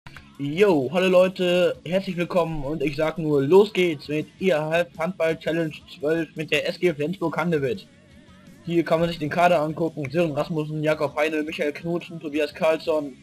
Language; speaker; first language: German; native; German